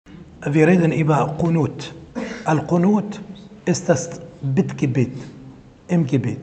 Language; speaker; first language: German; non-native, fluent; Arabic